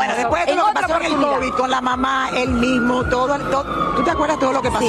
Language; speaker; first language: Spanish; native; Spanish